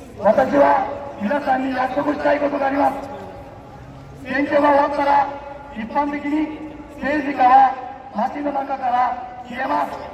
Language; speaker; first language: Japanese; non-native, fluent; Marathi